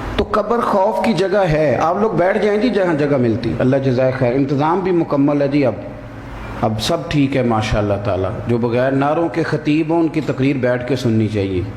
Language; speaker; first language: Urdu; non-native, local second language; Punjabi